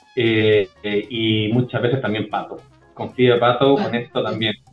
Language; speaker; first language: Spanish; native; Spanish